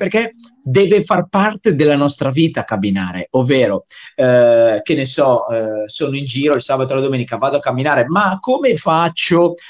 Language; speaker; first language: Italian; native; Italian